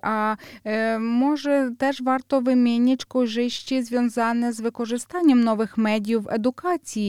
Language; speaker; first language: Polish; non-native, fluent; Ukrainian